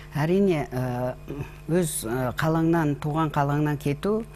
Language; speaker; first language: Russian; non-native, local second language; Kazakh